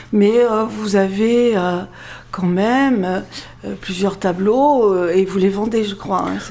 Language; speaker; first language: French; native; French